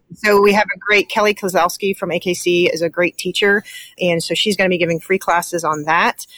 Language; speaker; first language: English; native; English